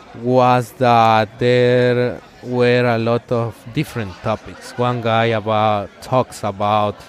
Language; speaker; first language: English; non-native, fluent; Spanish